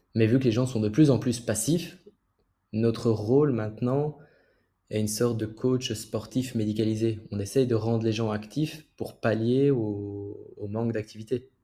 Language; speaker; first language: French; native; French